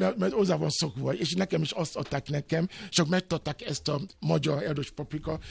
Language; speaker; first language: Hungarian; non-native, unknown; Yoruba